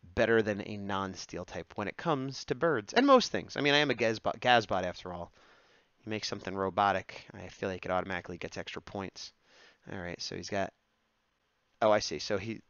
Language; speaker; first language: English; native; English